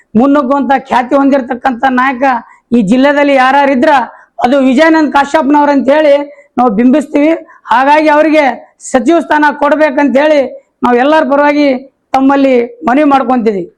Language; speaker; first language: Kannada; non-native, local second language; Lambadi